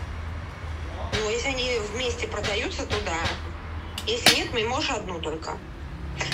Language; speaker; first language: Russian; native; Russian